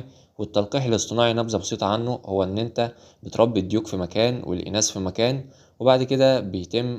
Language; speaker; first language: Arabic; native; Arabic